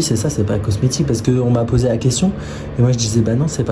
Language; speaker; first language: French; native; French